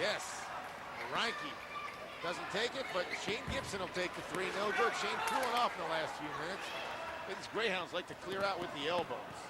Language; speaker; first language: English; native; English